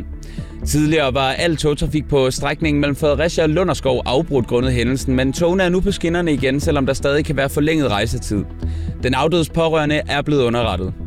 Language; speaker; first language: Danish; native; Danish